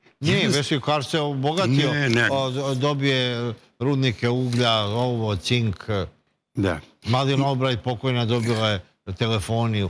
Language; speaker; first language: Bosnian; native; Bosnian